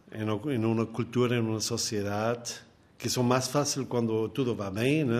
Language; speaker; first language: Portuguese; non-native, fluent; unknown